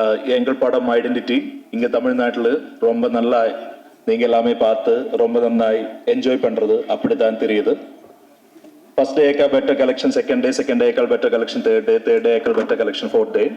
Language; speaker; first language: Tamil; non-native, learner; Malayalam